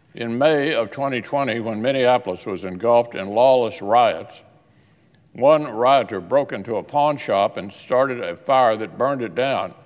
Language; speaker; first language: English; native; English